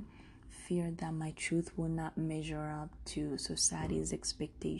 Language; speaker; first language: English; non-native, local second language; Kinyarwanda